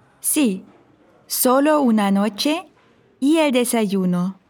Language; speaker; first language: Spanish; non-native, fluent; German